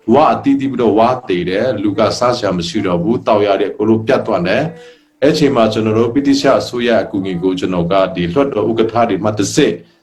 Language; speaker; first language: Burmese; non-native, local second language; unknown